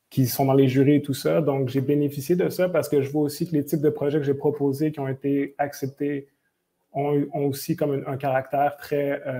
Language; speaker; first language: French; native; French